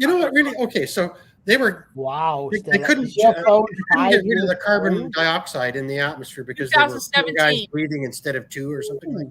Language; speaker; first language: English; native; English